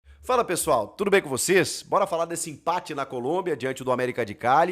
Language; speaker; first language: Portuguese; native; Portuguese